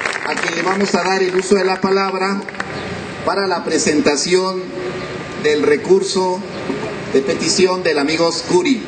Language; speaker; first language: Spanish; native; Spanish